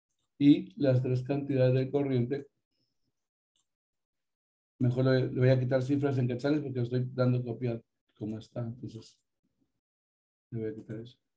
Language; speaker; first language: Spanish; native; Spanish